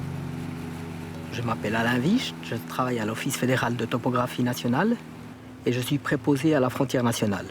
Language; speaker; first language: French; native; French